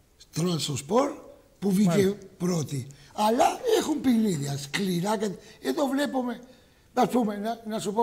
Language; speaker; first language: Greek; early bilingual, heritage; Greek